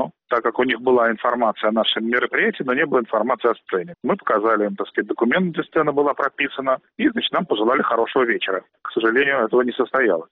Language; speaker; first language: Russian; native; Russian